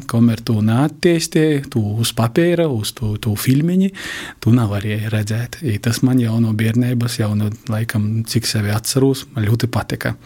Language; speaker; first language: Latvian; native; Latvian